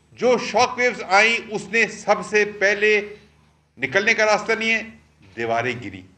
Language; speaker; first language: Urdu; non-native, local second language; Pashto